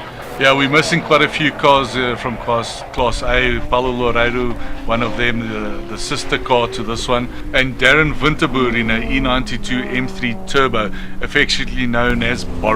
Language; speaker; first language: English; native; English